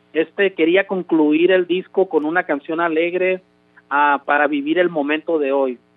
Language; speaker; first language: Spanish; early bilingual, heritage; Spanish